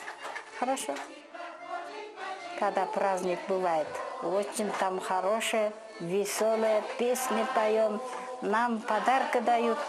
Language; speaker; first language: Russian; non-native, local second language; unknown